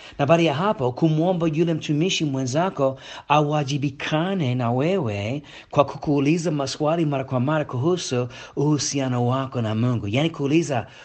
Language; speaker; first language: Swahili; non-native, fluent; English